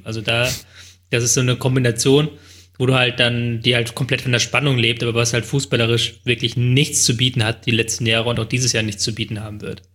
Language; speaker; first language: German; native; German